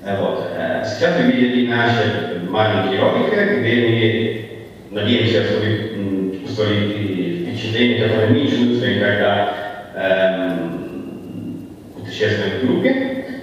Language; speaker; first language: Russian; non-native, learner; Italian